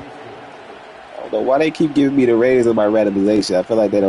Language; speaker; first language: English; native; English